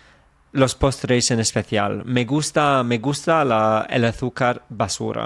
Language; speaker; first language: Spanish; non-native, fluent; English